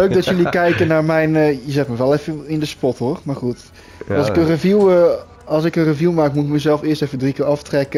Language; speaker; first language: Dutch; native; Dutch